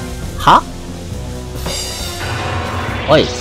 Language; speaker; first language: Japanese; native; Japanese